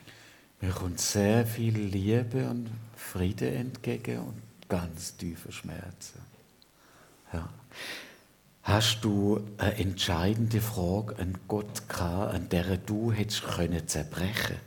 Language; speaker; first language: German; native; German